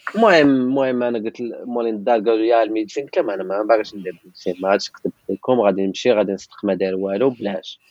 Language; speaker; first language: Arabic; non-native, local second language; Tachelhit